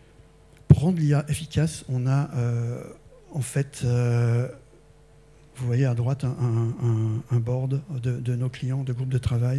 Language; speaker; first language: French; native; French